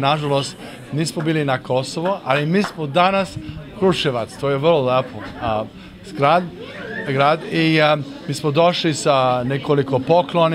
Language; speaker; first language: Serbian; early bilingual, heritage; English